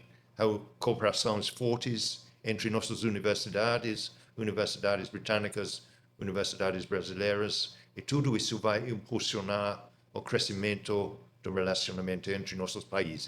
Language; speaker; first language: Portuguese; non-native, fluent; English